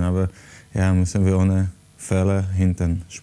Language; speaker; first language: German; non-native, learner; Slovak